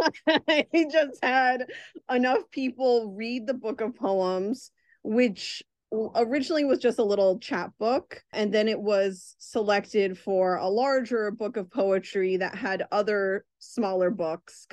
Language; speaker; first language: English; native; English